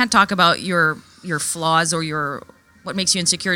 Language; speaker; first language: English; non-native, local second language; French